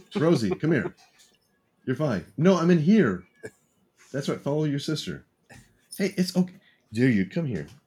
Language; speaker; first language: English; native; English